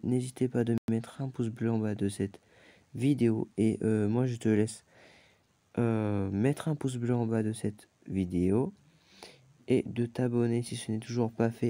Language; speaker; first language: French; native; French